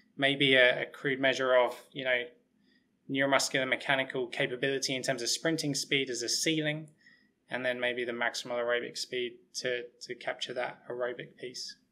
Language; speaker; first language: English; native; English